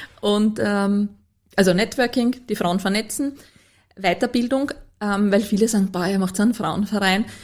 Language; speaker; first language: German; native; German